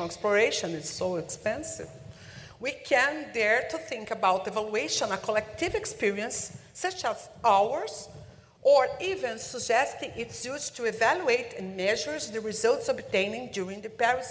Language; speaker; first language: English; non-native, learner; Portuguese